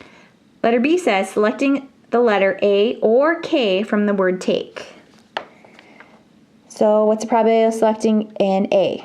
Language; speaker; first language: English; native; English